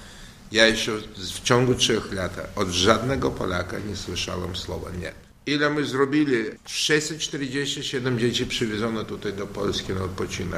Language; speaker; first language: Polish; non-native, learner; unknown